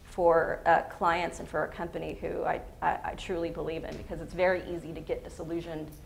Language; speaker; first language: English; native; English